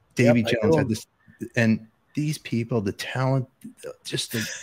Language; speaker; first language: English; native; English